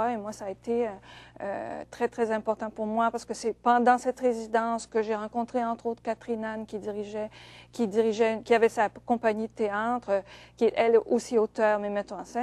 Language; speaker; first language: French; native; French